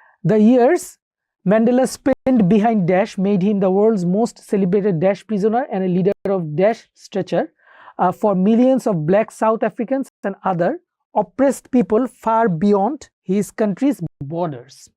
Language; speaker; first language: English; non-native, local second language; Bangla